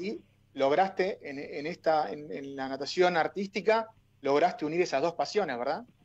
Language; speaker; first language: Spanish; native; Spanish